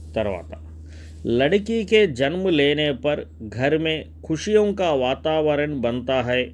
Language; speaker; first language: Hindi; non-native, local second language; Telugu